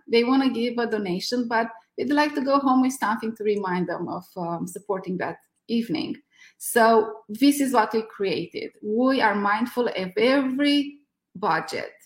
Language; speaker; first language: English; non-native, fluent; Romanian